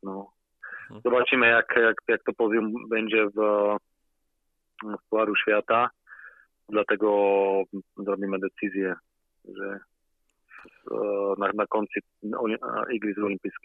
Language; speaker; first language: Polish; non-native, learner; Slovak